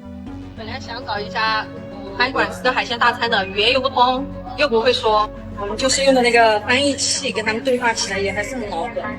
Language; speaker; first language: Chinese; native; Chinese